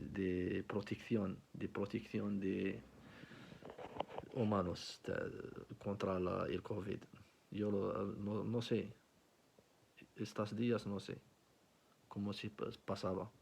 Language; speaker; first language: Spanish; non-native, learner; Arabic